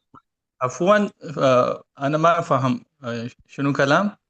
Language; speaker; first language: Arabic; non-native, learner; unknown